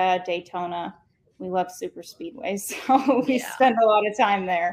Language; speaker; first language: English; native; English